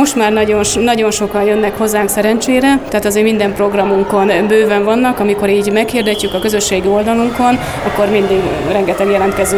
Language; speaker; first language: Hungarian; native; Hungarian